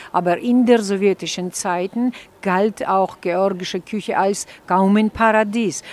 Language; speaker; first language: German; non-native, fluent; Georgian